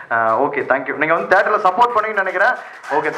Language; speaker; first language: Tamil; native; Tamil